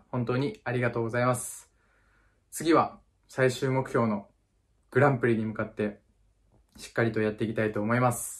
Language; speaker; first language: Japanese; native; Japanese